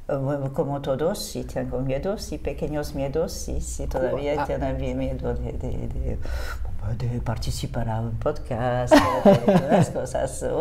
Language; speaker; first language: Spanish; non-native, fluent; French